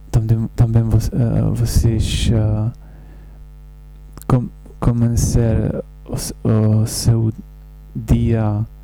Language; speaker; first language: Portuguese; non-native, learner; Czech